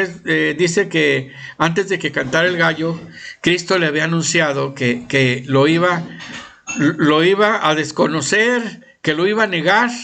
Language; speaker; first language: Spanish; native; Spanish